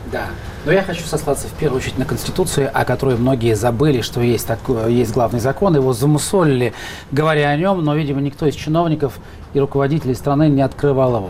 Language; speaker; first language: Russian; native; Russian